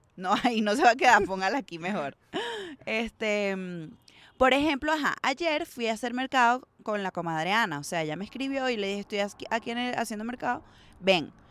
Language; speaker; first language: Spanish; native; Spanish